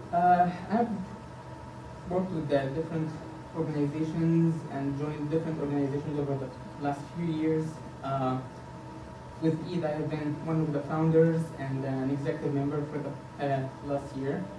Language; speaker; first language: English; non-native, fluent; Arabic